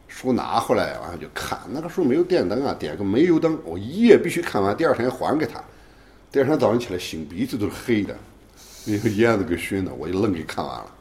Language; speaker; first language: Chinese; native; Chinese